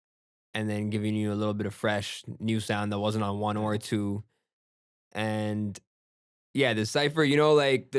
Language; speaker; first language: English; early bilingual, other home language; Gujarati